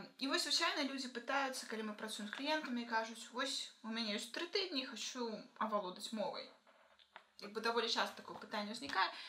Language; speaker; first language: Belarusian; native; Belarusian